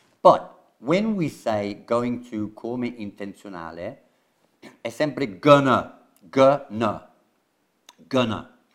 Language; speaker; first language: Italian; non-native, fluent; English